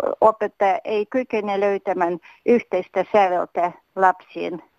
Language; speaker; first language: Finnish; non-native, fluent; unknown